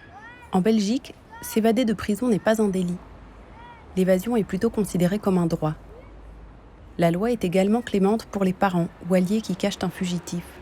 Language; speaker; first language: French; native; French